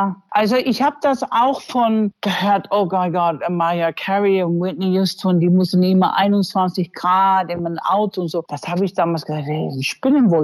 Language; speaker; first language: German; non-native, fluent; English